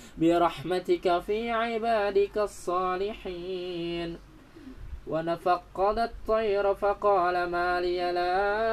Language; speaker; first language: Arabic; non-native, learner; Indonesian